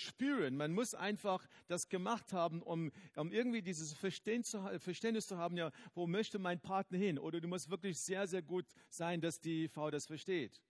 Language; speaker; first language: German; non-native, fluent; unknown